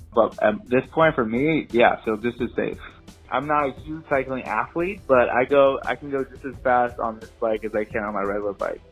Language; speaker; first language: English; native; English